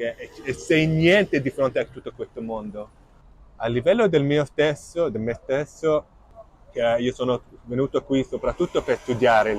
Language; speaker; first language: Italian; non-native, fluent; Arabic